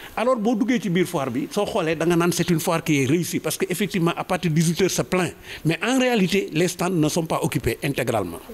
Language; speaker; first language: French; non-native, local second language; Wolof